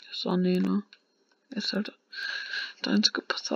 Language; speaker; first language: German; native; German